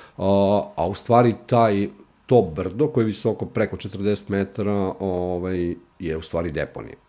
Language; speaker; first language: Serbian; native; Serbian